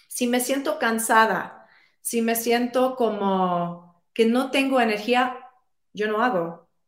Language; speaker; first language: Spanish; early bilingual, heritage; Spanish